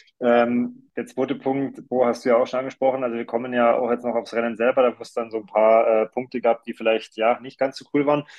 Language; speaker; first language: German; native; German